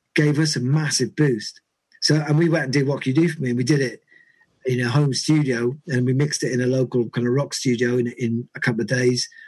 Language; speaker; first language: English; native; English